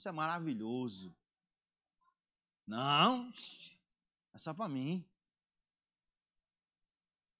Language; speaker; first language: Portuguese; native; Portuguese